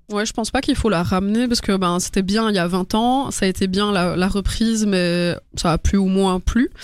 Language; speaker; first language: French; native; French